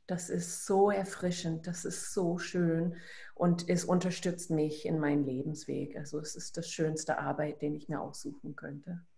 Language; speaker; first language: German; non-native, fluent; English